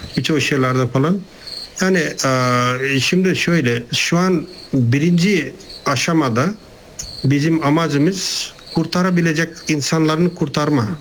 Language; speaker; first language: Turkish; non-native, fluent; Nepali